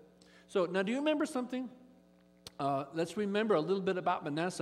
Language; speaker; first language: English; native; English